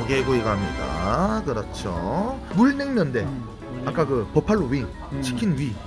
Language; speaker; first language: Korean; native; Korean